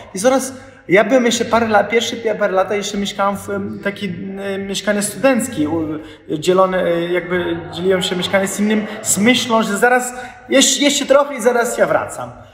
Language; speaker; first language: Polish; non-native, fluent; Italian